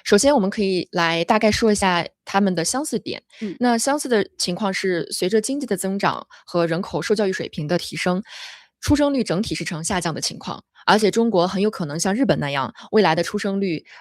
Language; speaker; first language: Chinese; native; Chinese